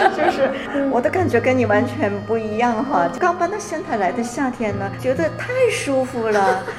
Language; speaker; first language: Chinese; native; Chinese